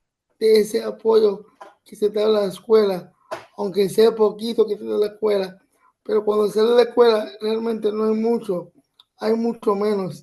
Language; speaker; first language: Spanish; early bilingual, other home language; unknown